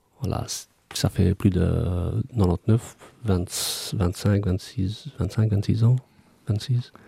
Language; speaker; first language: French; non-native, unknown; Albanian